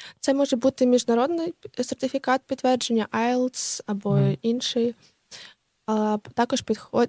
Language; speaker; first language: Ukrainian; native; Ukrainian